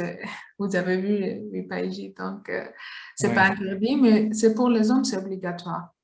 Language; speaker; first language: French; non-native, learner; Kurdish